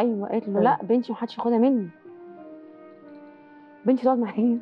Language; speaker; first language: Arabic; native; Arabic